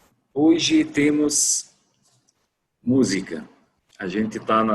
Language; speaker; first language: Portuguese; non-native, fluent; Arabic